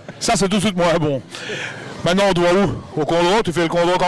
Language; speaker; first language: French; native; French